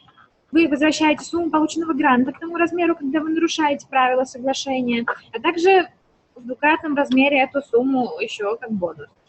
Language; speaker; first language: Russian; native; Russian